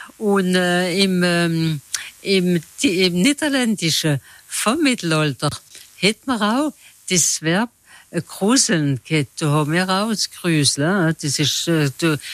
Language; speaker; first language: German; non-native, local second language; Swiss German